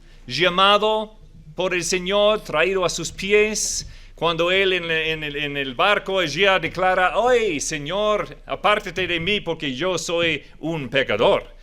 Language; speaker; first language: Spanish; non-native, fluent; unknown